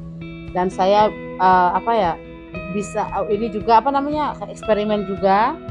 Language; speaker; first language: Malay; non-native, local second language; Balinese